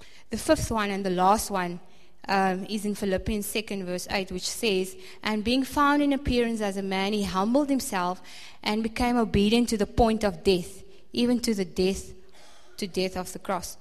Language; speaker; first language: English; non-native, local second language; Afrikaans